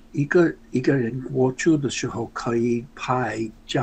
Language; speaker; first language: Chinese; non-native, learner; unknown